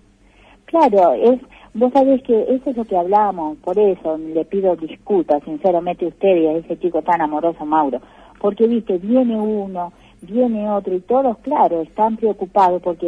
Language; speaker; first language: Spanish; native; Spanish